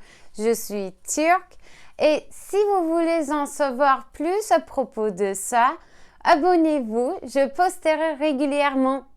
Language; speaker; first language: French; non-native, learner; Turkish